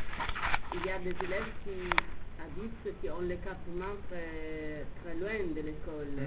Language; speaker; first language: French; non-native, fluent; Italian